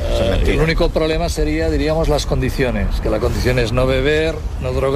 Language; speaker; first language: Spanish; native; Spanish